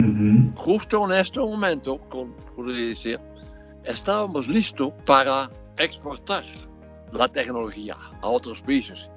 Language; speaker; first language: Spanish; non-native, fluent; Dutch